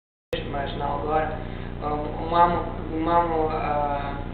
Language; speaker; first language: Portuguese; non-native, learner; Italian